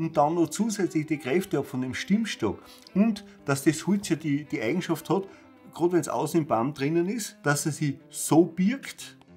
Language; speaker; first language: German; native; German